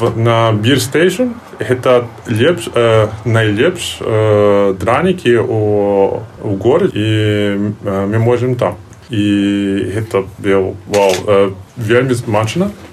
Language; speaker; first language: Belarusian; non-native, learner; Portuguese